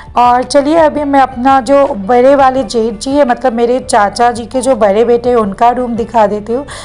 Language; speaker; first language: Hindi; non-native, local second language; Bangla